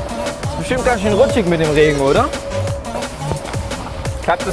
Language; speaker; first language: German; native; German